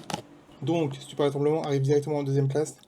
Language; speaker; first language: French; native; French